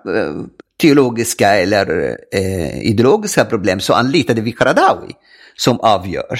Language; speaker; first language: Swedish; non-native, fluent; Arabic